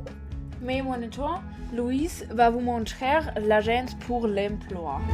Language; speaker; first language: French; non-native, learner; German